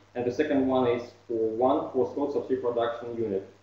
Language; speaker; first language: English; non-native, fluent; Russian